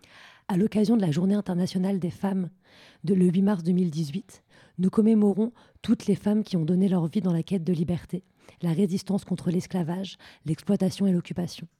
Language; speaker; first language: French; native; French